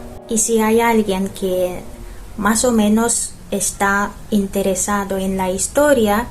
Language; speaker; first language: Spanish; non-native, fluent; Russian